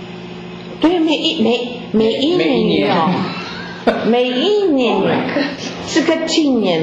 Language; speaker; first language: Chinese; non-native, learner; Filipino